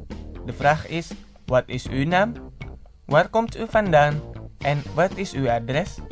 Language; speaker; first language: Dutch; non-native, learner; Indonesian